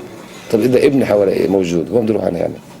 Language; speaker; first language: Arabic; native; Arabic